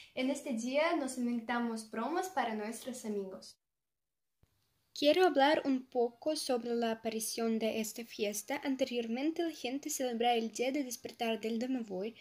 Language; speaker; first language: Spanish; non-native, learner; Russian